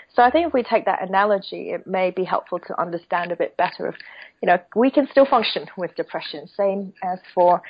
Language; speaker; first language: English; non-native, local second language; Cantonese